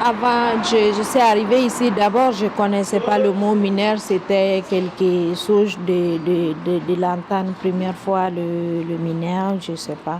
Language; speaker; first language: French; non-native, local second language; Mandingo